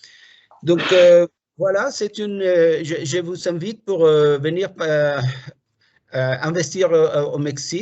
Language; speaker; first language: French; non-native, fluent; Spanish